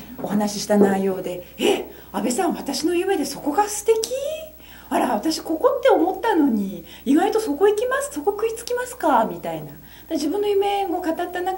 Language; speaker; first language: Japanese; native; Japanese